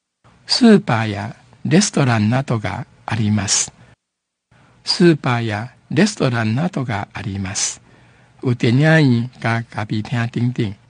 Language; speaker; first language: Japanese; non-native, fluent; Min Nan Chinese